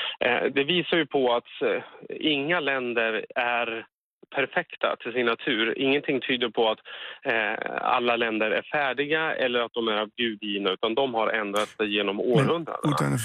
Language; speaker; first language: Swedish; native; Swedish